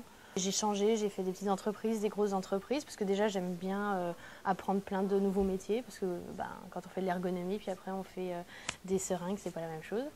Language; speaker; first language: French; native; French